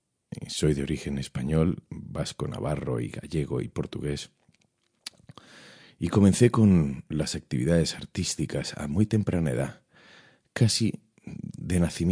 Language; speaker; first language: Portuguese; non-native, learner; Spanish